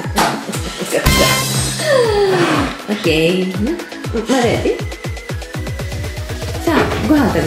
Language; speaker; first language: Japanese; native; Japanese